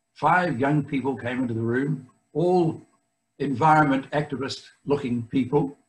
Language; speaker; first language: English; native; English